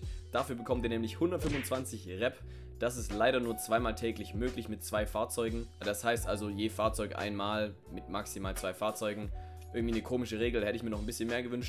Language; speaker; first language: German; native; German